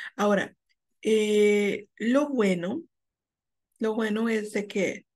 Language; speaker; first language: Spanish; non-native, fluent; English